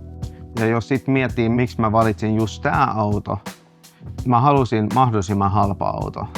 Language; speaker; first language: Finnish; non-native, local second language; Swedish